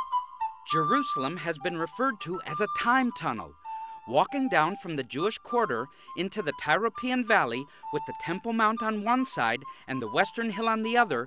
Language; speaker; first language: English; native; English